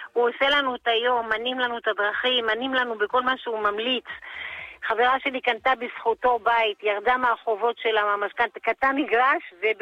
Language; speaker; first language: Hebrew; native; Hebrew